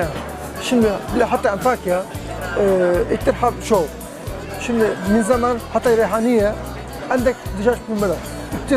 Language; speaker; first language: Arabic; non-native, learner; Turkish